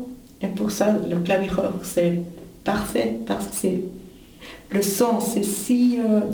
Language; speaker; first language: French; non-native, fluent; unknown